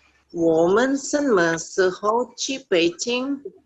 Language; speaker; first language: Chinese; non-native, learner; Indonesian